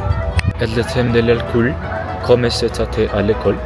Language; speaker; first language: French; non-native, learner; Spanish